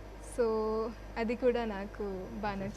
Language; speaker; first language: Telugu; non-native, fluent; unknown